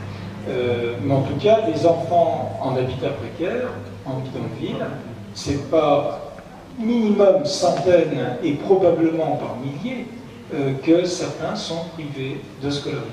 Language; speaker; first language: French; native; French